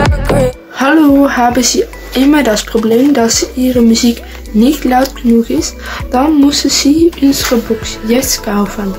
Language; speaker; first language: German; non-native, learner; Dutch